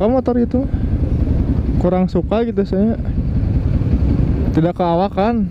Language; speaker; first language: Indonesian; native; Indonesian